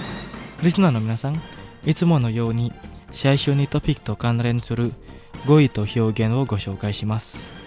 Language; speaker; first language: Japanese; non-native, fluent; Indonesian